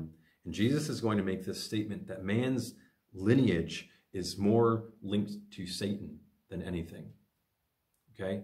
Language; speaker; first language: English; native; English